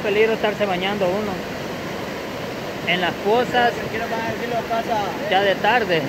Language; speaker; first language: Spanish; native; Spanish